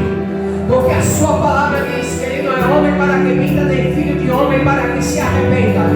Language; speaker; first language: Portuguese; native; Portuguese